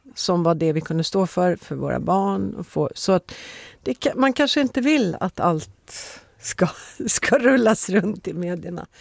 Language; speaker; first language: Swedish; native; Swedish